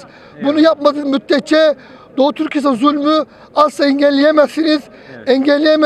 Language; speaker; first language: Turkish; native; Turkish